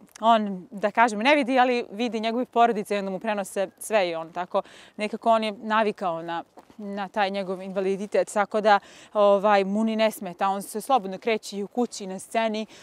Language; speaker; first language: Serbian; native; Serbian